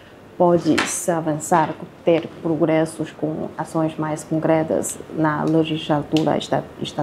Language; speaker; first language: Portuguese; non-native, fluent; Chinese